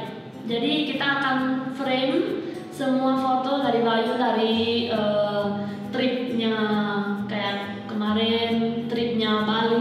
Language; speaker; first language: Indonesian; non-native, fluent; Spanish